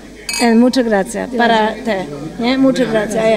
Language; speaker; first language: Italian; non-native, learner; Polish